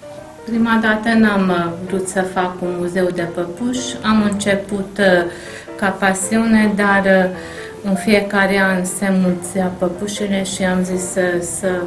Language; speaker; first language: Romanian; non-native, local second language; Hungarian